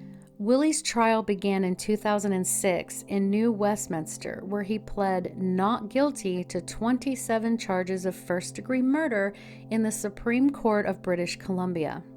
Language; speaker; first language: English; native; English